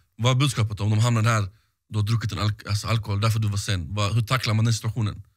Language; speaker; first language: Swedish; early bilingual, other home language; Arabic